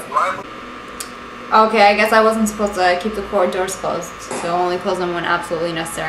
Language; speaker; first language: English; native; English